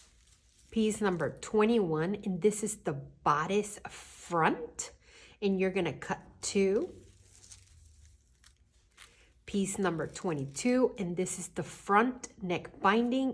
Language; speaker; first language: English; native; English